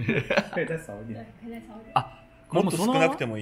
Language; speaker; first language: Japanese; native; Japanese